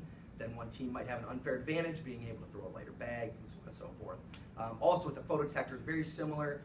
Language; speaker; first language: English; native; English